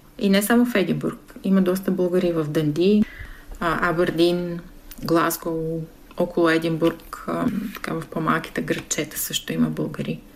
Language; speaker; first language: Bulgarian; native; Bulgarian